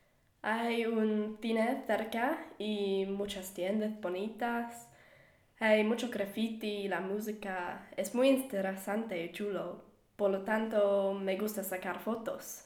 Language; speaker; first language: Spanish; non-native, learner; English